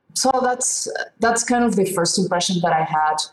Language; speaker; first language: English; non-native, fluent; Spanish